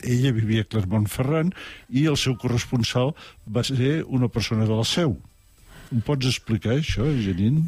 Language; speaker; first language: Catalan; native; Catalan